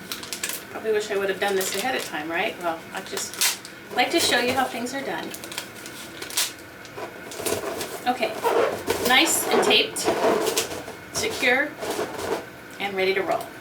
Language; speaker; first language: English; native; English